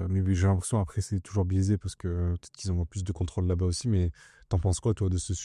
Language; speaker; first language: French; native; French